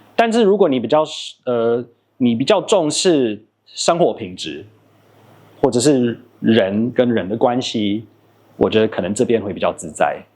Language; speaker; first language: Chinese; non-native, fluent; English